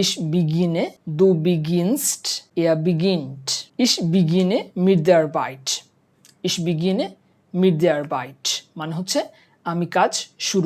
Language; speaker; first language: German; non-native, fluent; Bangla